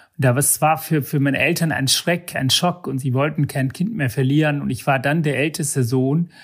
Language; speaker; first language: German; non-native, fluent; Sinhala